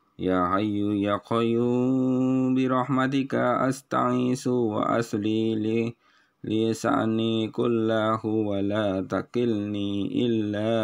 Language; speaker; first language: Arabic; non-native, learner; Indonesian